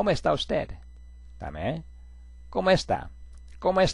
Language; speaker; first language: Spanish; non-native, fluent; Korean